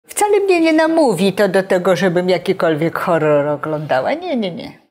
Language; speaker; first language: Polish; native; Polish